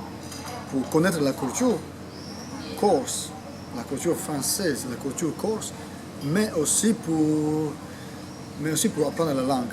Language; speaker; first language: French; non-native, fluent; Croatian